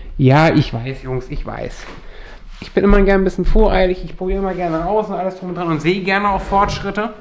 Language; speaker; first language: German; native; German